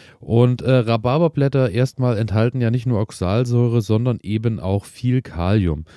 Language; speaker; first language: German; native; German